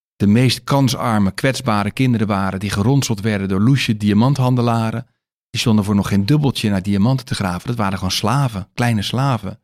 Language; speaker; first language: Dutch; native; Dutch